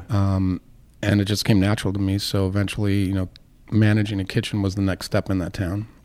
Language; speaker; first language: English; native; English